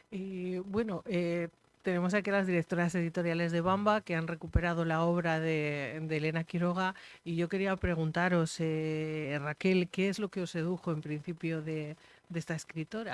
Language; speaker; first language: Spanish; native; Spanish